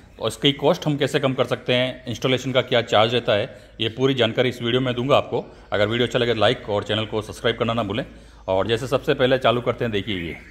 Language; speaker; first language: Hindi; native; Hindi